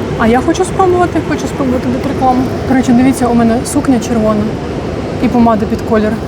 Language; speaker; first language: Ukrainian; non-native, local second language; Russian